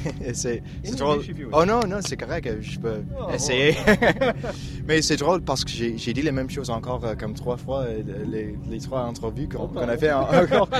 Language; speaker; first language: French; non-native, local second language; English